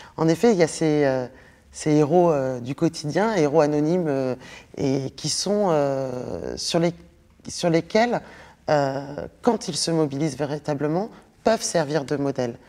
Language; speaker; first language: French; native; French